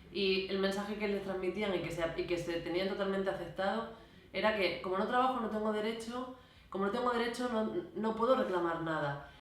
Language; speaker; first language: Spanish; native; Spanish